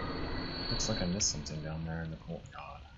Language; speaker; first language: English; native; English